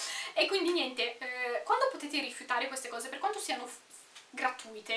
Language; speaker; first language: Italian; native; Italian